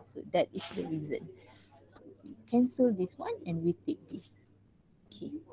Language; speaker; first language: English; non-native, local second language; Malay